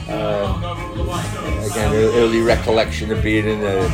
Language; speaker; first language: English; native; English